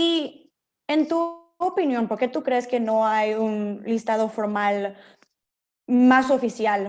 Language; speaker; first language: Spanish; early bilingual, heritage; Spanish